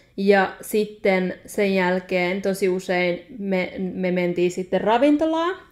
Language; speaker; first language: Finnish; early bilingual, other home language; Nepali